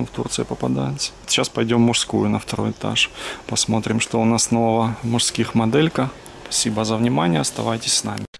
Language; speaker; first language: Russian; native; Russian